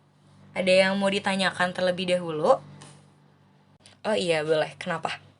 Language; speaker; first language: Indonesian; native; Indonesian